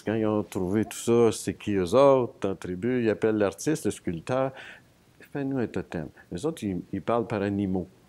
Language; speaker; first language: French; native; French